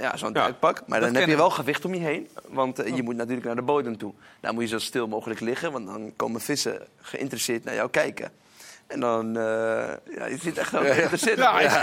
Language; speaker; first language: Dutch; native; Dutch